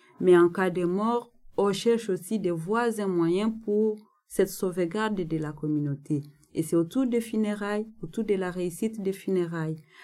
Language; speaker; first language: French; non-native, local second language; Nande